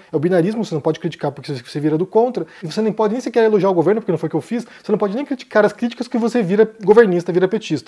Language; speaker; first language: Portuguese; native; Portuguese